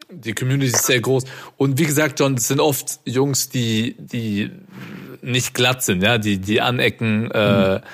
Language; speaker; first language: German; native; German